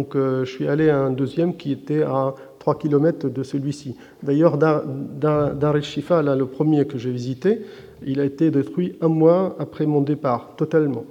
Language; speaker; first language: French; non-native, fluent; Arabic